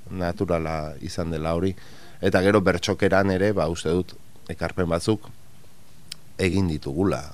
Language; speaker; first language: Basque; non-native, local second language; Spanish